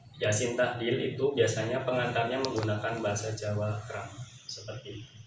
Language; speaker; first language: Indonesian; non-native, local second language; Javanese